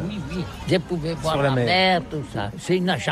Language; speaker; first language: French; non-native, learner; Catalan